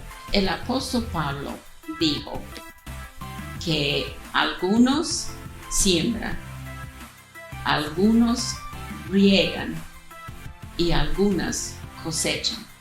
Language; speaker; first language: Spanish; non-native, fluent; English